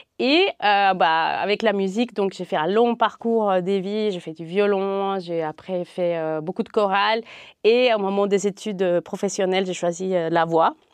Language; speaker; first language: French; non-native, fluent; Spanish